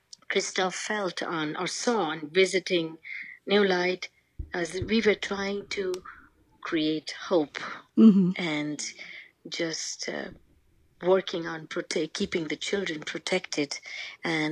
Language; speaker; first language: English; non-native, local second language; Bangla